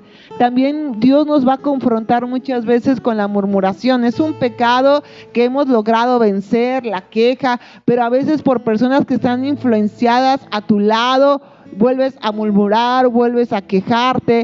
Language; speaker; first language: Spanish; native; Spanish